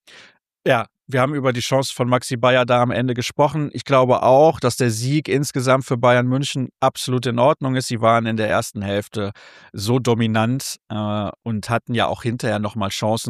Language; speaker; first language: German; native; German